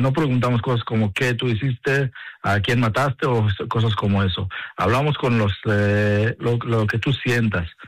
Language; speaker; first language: Spanish; non-native, fluent; Hebrew